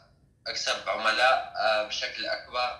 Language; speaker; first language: Arabic; native; Arabic